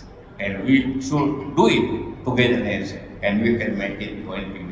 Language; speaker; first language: English; non-native, learner; Indonesian